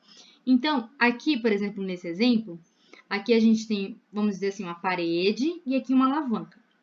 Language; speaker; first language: Portuguese; native; Portuguese